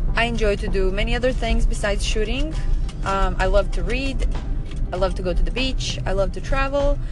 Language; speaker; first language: English; non-native, fluent; Serbian